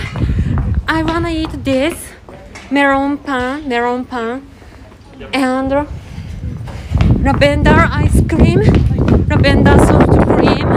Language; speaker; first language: English; non-native, learner; Japanese